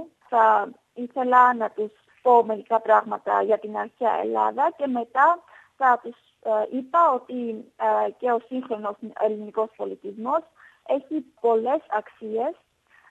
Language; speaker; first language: Greek; non-native, fluent; Armenian